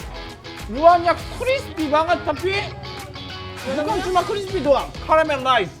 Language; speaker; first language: Indonesian; non-native, fluent; Korean